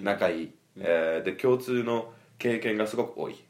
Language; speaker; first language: Japanese; non-native, fluent; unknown